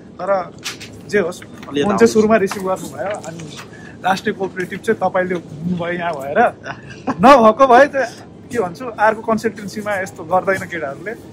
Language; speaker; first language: Nepali; non-native, local second language; Maithili